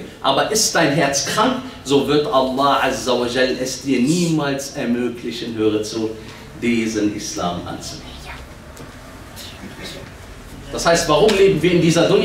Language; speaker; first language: German; early bilingual, other home language; Arabic